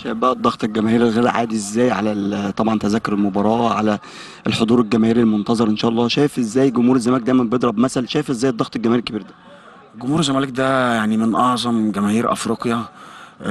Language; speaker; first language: Arabic; native; Arabic